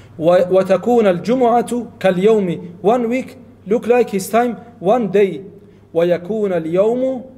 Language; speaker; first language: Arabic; non-native, fluent; Malay